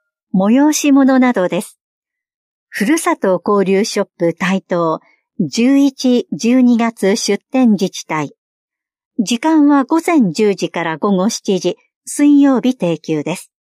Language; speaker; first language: Japanese; native; Japanese